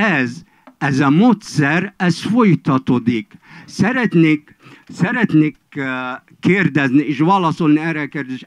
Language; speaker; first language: Hungarian; non-native, fluent; Arabic